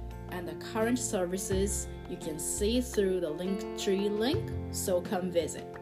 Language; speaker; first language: English; non-native, fluent; Japanese